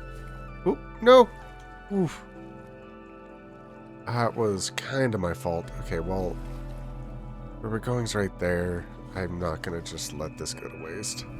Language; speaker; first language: English; native; English